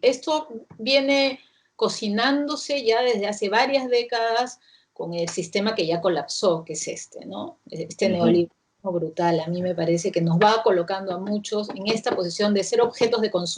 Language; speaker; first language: Spanish; native; Spanish